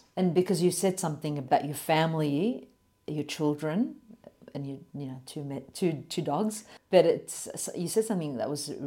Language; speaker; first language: English; native; English